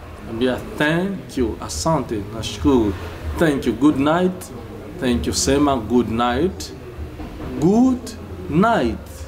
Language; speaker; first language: English; non-native, fluent; Rundi